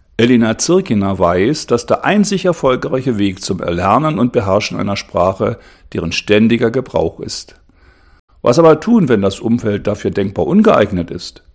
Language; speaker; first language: German; native; German